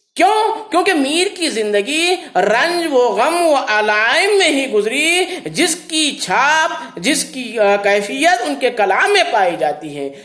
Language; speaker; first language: Urdu; native; Urdu